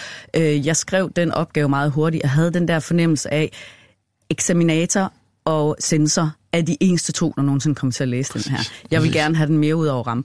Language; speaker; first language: Danish; native; Danish